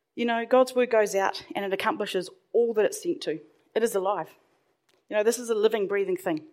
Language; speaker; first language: English; native; English